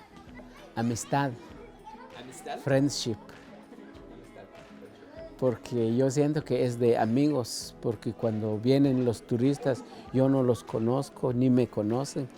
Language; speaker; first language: Spanish; non-native, local second language; Kʼicheʼ